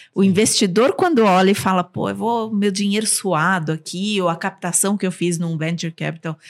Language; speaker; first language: Portuguese; non-native, local second language; Armenian